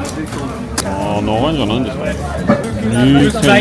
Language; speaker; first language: Japanese; non-native, learner; French